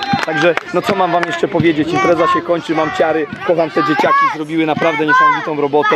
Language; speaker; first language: Polish; native; Polish